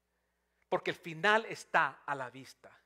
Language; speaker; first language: Spanish; non-native, fluent; English